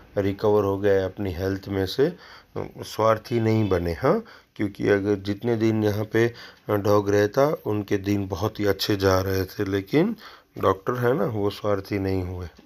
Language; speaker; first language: Hindi; non-native, local second language; Gujarati